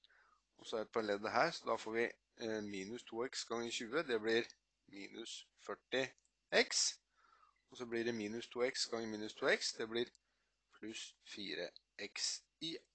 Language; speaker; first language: Norwegian; native; Norwegian